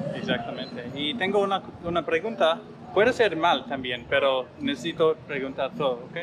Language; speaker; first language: Spanish; non-native, learner; English